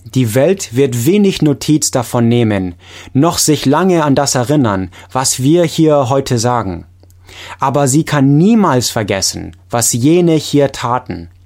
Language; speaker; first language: German; non-native, fluent; English